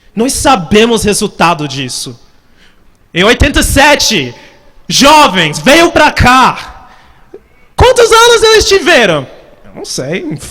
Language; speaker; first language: Portuguese; non-native, fluent; English